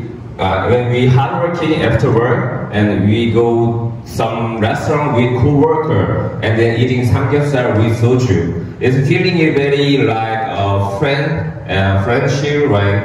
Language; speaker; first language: English; non-native, learner; Korean